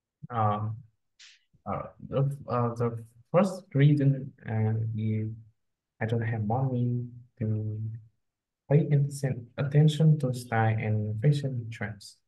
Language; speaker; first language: English; non-native, learner; Vietnamese